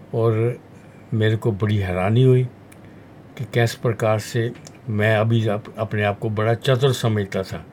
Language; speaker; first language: Hindi; non-native, local second language; Punjabi